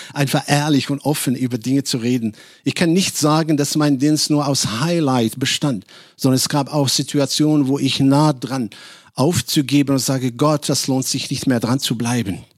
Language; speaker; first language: German; non-native, fluent; Arabic